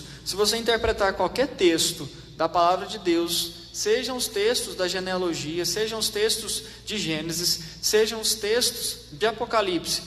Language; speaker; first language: Portuguese; native; Portuguese